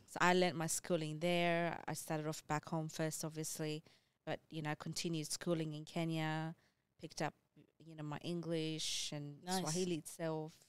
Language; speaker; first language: English; early bilingual, other home language; Amharic